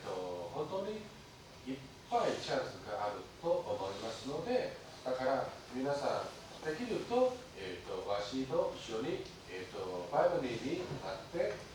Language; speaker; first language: Japanese; non-native, learner; Chinese